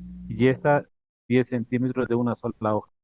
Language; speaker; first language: Spanish; native; Spanish